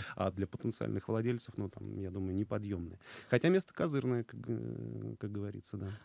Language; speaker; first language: Russian; native; Russian